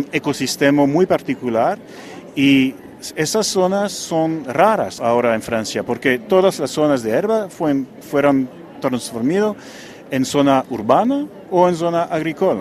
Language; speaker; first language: Spanish; non-native, fluent; French